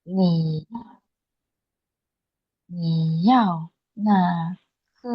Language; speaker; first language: Chinese; non-native, learner; Indonesian